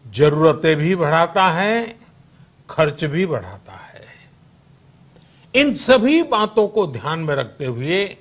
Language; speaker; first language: Hindi; non-native, local second language; Gujarati